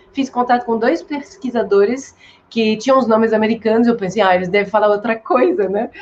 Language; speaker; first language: Portuguese; non-native, fluent; French